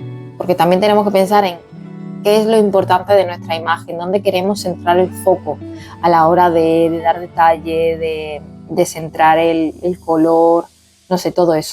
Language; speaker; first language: Spanish; native; Spanish